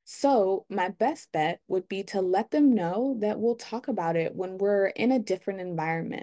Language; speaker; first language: English; native; English